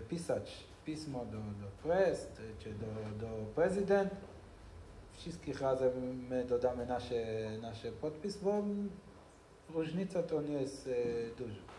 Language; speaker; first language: Polish; non-native, learner; Hebrew